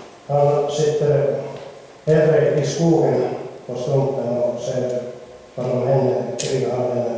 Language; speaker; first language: Swedish; non-native, fluent; Finnish